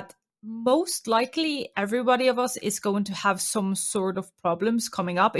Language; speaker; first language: English; non-native, fluent; Norwegian